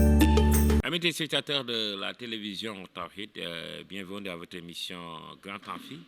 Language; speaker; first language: French; non-native, local second language; Wolof